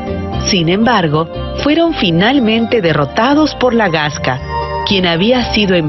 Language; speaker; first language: Spanish; native; Spanish